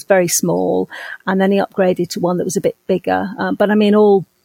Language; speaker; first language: English; native; English